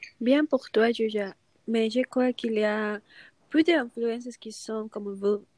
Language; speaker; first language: French; non-native, learner; Spanish